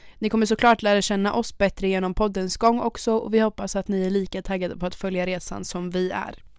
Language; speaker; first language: Swedish; early bilingual, other home language; German